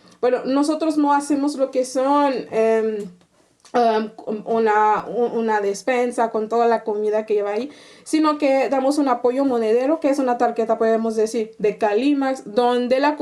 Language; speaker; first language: Spanish; non-native, fluent; Haitian Creole